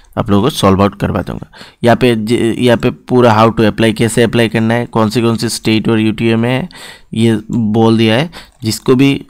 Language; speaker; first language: Hindi; non-native, local second language; Bangla